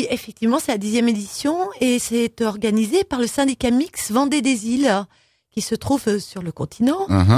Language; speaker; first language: French; native; French